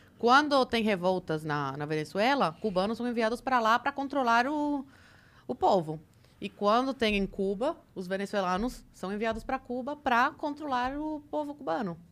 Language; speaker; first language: Portuguese; early bilingual, other home language; Spanish